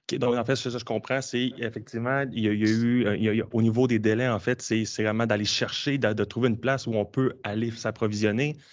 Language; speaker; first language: French; native; French